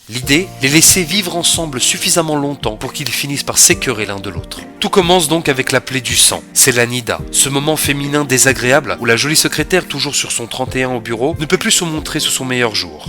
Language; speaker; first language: French; native; French